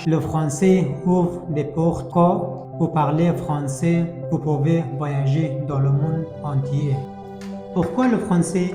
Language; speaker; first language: French; non-native, fluent; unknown